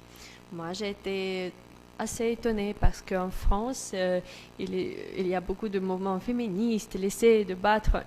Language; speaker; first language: French; non-native, learner; Russian